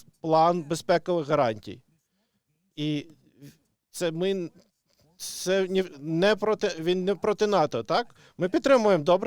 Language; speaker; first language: Ukrainian; non-native, local second language; Russian